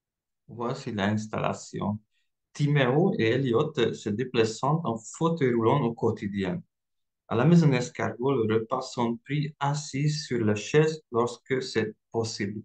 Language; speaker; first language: French; non-native, fluent; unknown